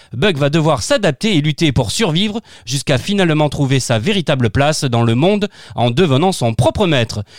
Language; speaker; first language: French; native; French